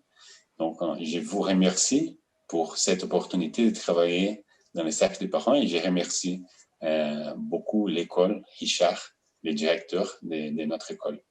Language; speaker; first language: French; non-native, fluent; Portuguese